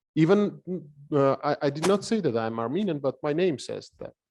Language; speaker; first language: English; non-native, fluent; Armenian